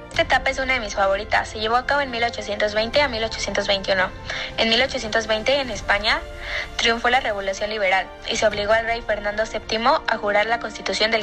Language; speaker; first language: Spanish; native; Spanish